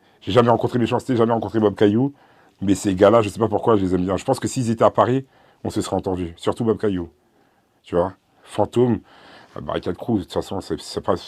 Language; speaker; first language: French; early bilingual, other home language; Haitian Creole